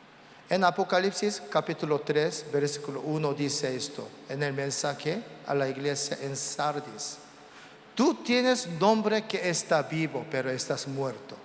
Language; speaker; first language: Spanish; non-native, learner; Korean